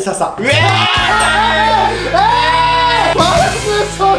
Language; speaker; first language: Chinese; non-native, fluent; Japanese